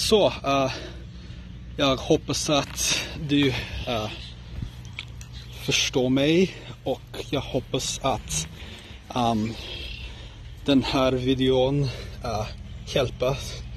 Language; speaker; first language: Swedish; non-native, learner; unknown